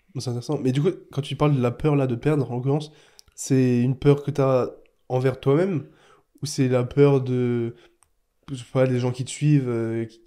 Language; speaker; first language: French; native; French